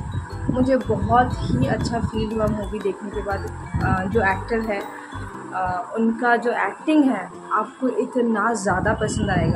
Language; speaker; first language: Hindi; non-native, local second language; Bangla